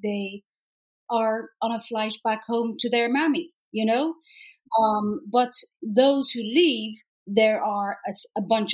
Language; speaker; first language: English; native; English